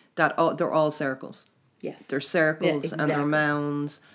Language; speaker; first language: English; native; English